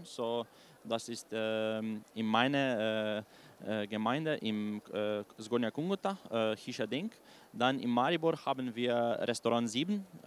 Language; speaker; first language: German; non-native, learner; Slovenian